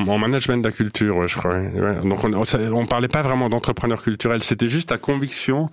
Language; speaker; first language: French; non-native, local second language; Swiss German